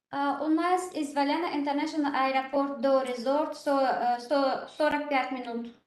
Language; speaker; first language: Russian; non-native, learner; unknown